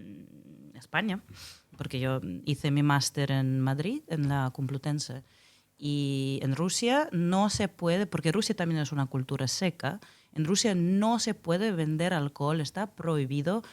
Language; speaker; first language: Spanish; non-native, fluent; Russian